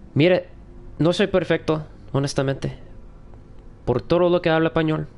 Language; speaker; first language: Spanish; early bilingual, heritage; Spanish